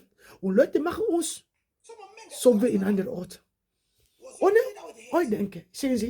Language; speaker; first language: German; non-native, learner; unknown